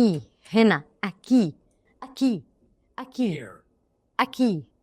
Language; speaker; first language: Spanish; non-native, learner; Arabic